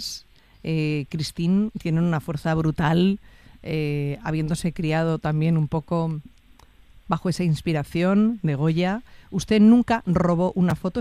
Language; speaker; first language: Spanish; native; Spanish